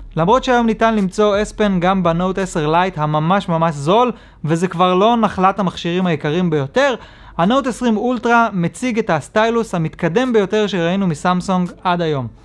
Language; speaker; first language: Hebrew; native; Hebrew